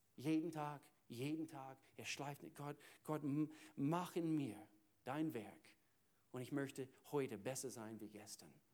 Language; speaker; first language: German; non-native, fluent; English